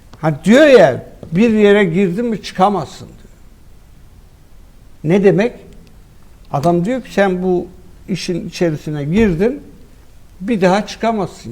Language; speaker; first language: Turkish; native; Turkish